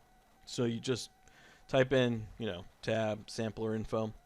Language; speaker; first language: English; native; English